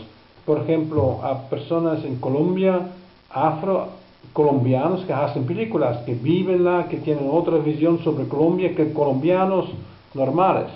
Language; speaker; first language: Spanish; non-native, fluent; Dutch